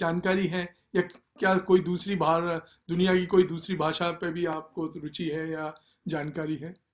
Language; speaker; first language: Hindi; native; Hindi